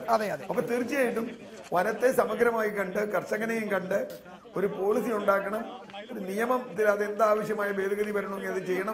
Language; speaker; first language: Malayalam; native; Malayalam